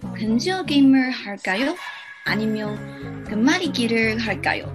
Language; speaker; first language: Korean; non-native, learner; English